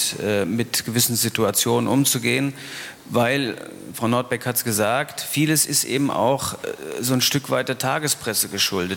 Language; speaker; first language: German; native; German